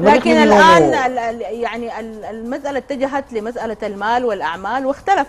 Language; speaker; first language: Arabic; native; Arabic